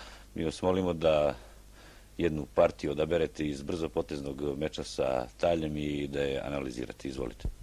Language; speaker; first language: Bosnian; native; Bosnian